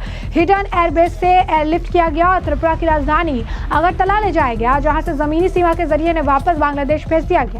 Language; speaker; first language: Hindi; native; Hindi